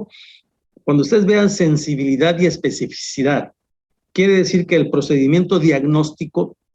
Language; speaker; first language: Spanish; native; Spanish